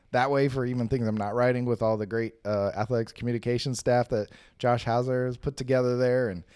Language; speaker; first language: English; native; English